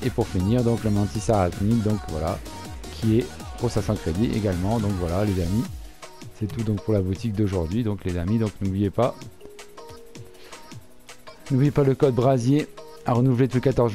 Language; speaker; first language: French; native; French